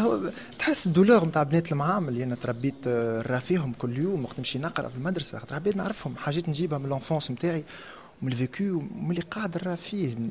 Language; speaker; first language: Arabic; native; Arabic